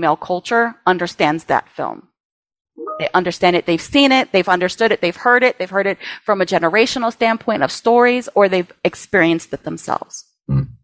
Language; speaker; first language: English; early bilingual, other home language; Spanish